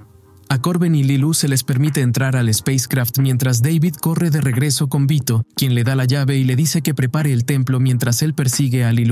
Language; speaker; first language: Spanish; native; Spanish